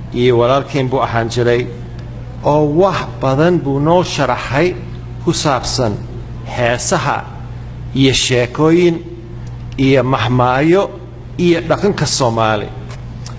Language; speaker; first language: Somali; non-native, fluent; English